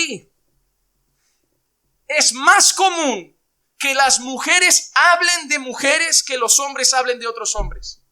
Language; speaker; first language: Spanish; native; Spanish